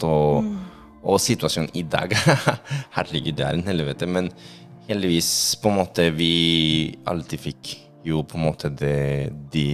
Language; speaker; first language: Norwegian; non-native, fluent; Spanish